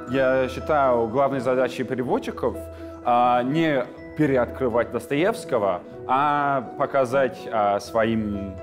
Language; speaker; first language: Russian; non-native, fluent; English